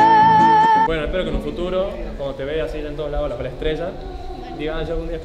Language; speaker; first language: Spanish; native; Spanish